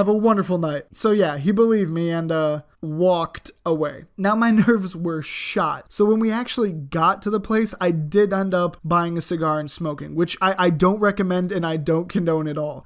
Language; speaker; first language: English; native; English